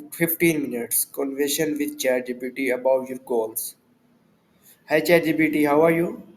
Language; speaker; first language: English; non-native, learner; Urdu